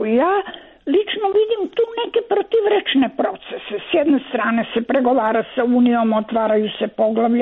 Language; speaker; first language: Croatian; native; Croatian